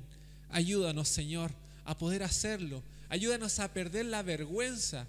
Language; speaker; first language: Spanish; native; Spanish